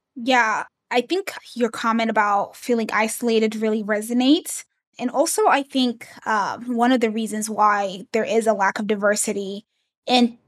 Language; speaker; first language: English; early bilingual, other home language; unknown